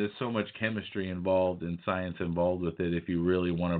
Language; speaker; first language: English; native; English